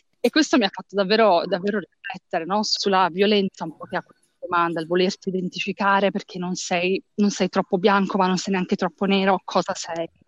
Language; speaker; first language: Italian; early bilingual, other home language; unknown